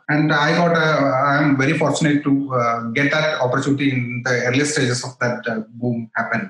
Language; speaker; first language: English; non-native, local second language; Malayalam